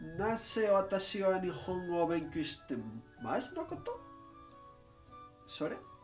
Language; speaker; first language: Japanese; non-native, learner; English